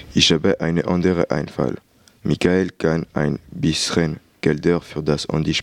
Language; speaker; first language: German; non-native, learner; French